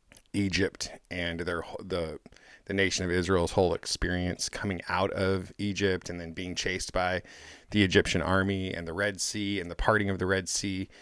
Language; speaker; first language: English; native; English